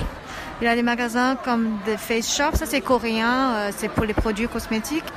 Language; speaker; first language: French; non-native, fluent; Chinese